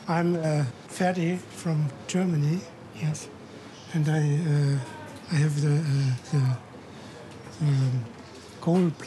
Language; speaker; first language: English; non-native, learner; German